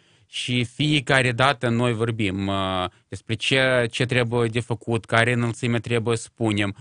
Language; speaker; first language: Romanian; non-native, local second language; Russian